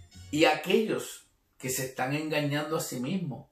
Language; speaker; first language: Spanish; native; Spanish